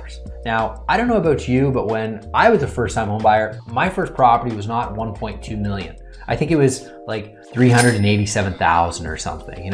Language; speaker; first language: English; native; English